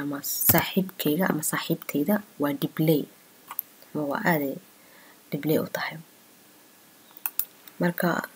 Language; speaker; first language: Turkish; non-native, learner; Somali